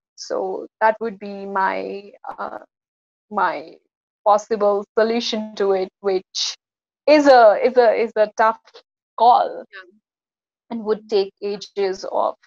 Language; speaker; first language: English; non-native, local second language; Nepali